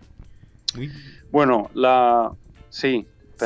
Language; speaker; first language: Spanish; non-native, learner; Italian